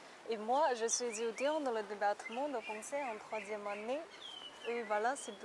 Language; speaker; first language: French; non-native, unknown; Chinese